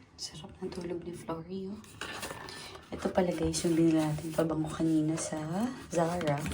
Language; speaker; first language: Filipino; native; Filipino